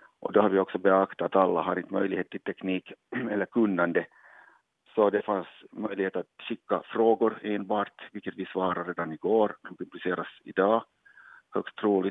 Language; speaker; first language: Swedish; native; Swedish